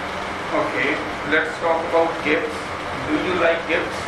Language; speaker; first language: English; non-native, local second language; Punjabi